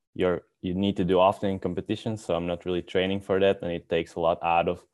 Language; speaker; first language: English; non-native, fluent; Dutch